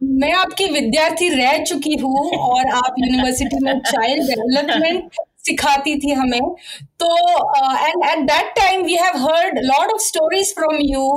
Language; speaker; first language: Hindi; non-native, local second language; Marathi